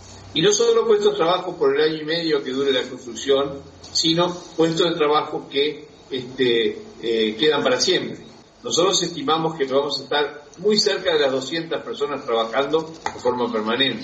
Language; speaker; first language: Spanish; native; Spanish